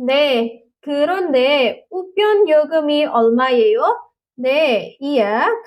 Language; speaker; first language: Korean; non-native, fluent; Indonesian